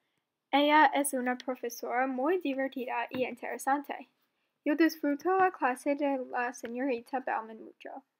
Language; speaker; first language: Spanish; non-native, learner; English